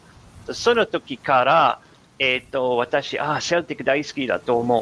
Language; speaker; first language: Japanese; non-native, learner; English